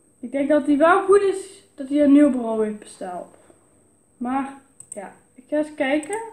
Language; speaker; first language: Dutch; native; Dutch